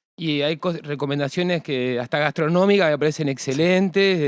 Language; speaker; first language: Spanish; native; Spanish